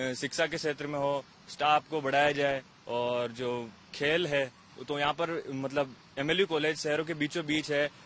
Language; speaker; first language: Hindi; native; Hindi